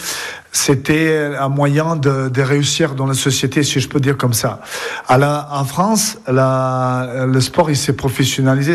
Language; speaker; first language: French; non-native, fluent; Serbian